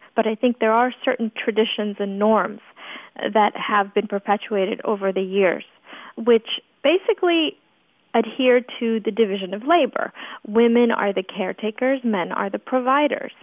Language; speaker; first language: English; early bilingual, other home language; Persian